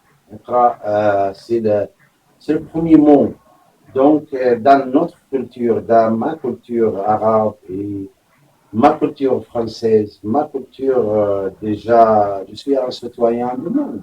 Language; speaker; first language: French; non-native, fluent; Arabic